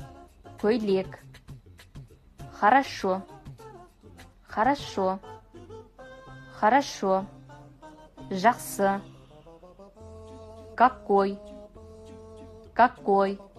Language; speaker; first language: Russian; non-native, fluent; Kazakh